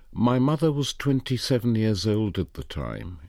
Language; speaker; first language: English; non-native, local second language; Punjabi